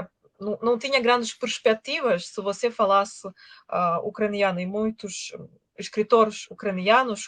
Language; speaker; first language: Portuguese; non-native, fluent; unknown